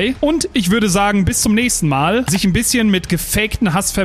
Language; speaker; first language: German; native; German